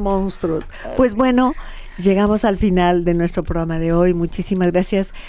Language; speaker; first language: Spanish; native; Spanish